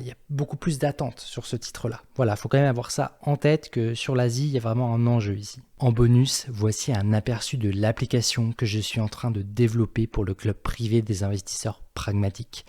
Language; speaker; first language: French; native; French